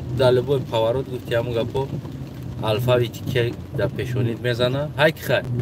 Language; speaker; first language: Tajik; non-native, local second language; Uzbek